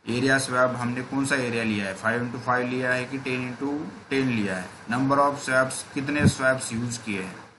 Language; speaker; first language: Hindi; non-native, local second language; Marathi